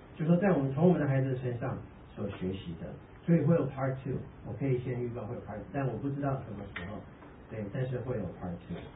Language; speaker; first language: Chinese; early bilingual, heritage; Chinese